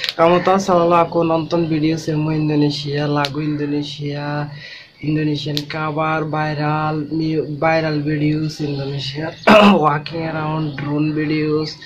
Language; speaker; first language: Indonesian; non-native, learner; Bangla